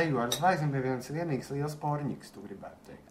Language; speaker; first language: Latvian; native; Latvian